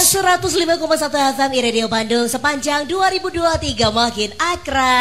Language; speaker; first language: Indonesian; native; Indonesian